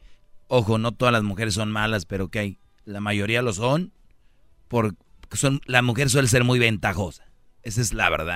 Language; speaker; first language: Spanish; native; Spanish